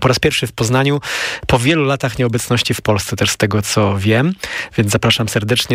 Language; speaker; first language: Polish; native; Polish